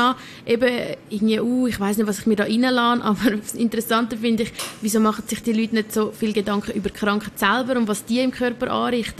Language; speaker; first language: German; native; German